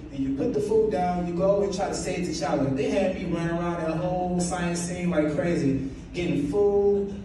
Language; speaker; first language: English; native; English